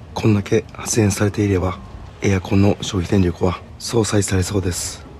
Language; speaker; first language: Japanese; native; Japanese